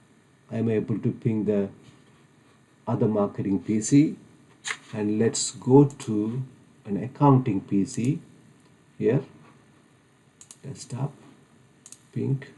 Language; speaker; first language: English; non-native, fluent; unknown